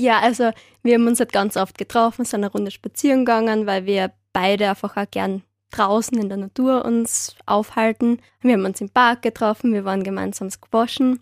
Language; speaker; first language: German; native; German